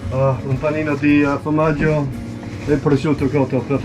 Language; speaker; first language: Italian; early bilingual, heritage; English